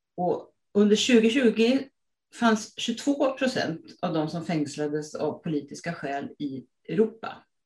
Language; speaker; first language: Swedish; native; Swedish